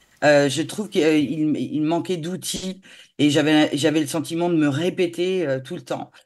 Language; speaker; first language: French; native; French